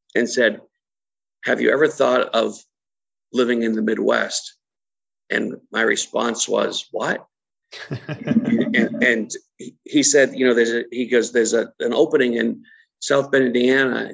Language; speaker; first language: English; native; English